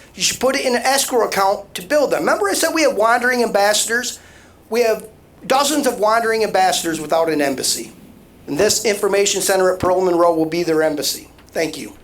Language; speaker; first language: English; native; English